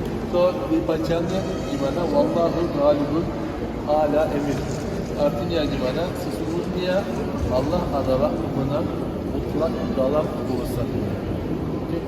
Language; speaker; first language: Indonesian; non-native, learner; Turkish